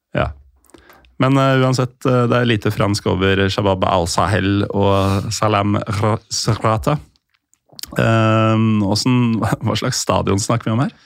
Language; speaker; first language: Norwegian; native; Norwegian